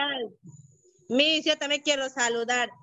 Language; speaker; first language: Spanish; native; Spanish